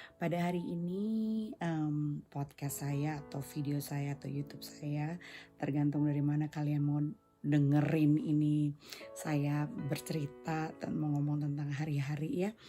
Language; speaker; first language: Indonesian; native; Indonesian